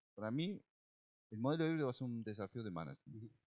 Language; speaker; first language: Portuguese; non-native, learner; Spanish